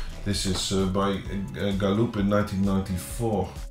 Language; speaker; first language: English; non-native, fluent; Dutch